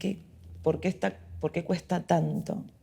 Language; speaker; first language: Spanish; native; Spanish